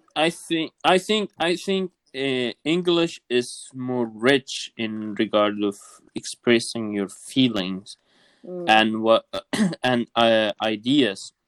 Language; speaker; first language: English; non-native, fluent; Kurdish